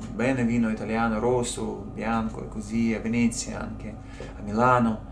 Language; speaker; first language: Italian; non-native, learner; Russian